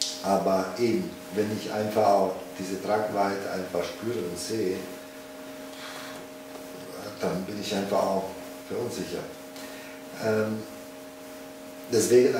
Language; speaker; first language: German; non-native, fluent; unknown